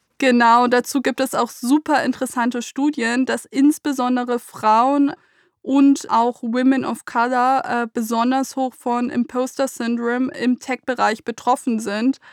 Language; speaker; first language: German; early bilingual, other home language; Persian